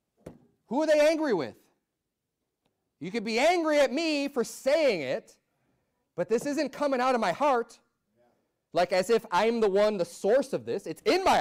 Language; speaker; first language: English; native; English